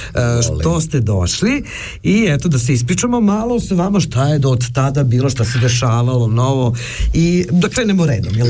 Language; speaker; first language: Serbian; native; Serbian